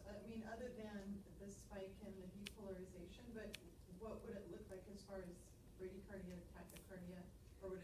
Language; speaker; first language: English; native; English